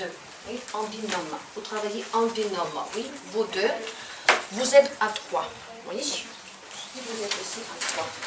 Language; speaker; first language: French; non-native, fluent; Ukrainian